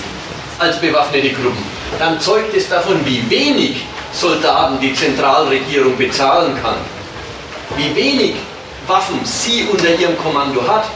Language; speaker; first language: German; native; German